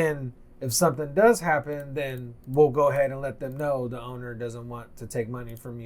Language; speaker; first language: English; native; English